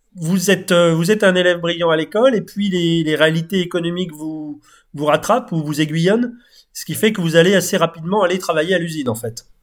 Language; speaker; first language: French; native; French